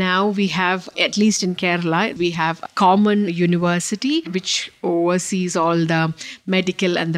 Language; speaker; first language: English; non-native, local second language; Malayalam